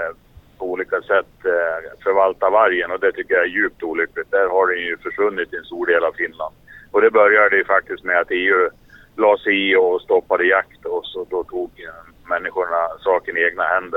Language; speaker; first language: Swedish; native; Swedish